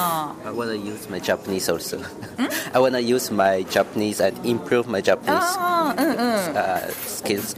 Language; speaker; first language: English; non-native, fluent; Malagasy